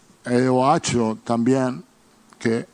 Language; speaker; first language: Portuguese; non-native, learner; Spanish